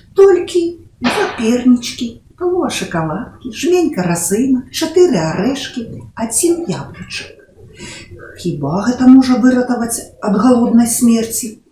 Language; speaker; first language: Belarusian; non-native, local second language; Russian